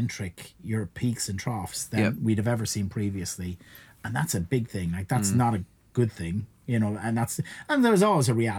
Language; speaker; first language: English; native; English